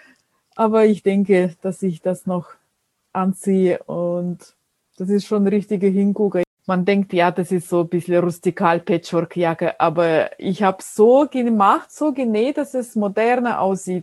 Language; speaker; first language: German; non-native, fluent; Russian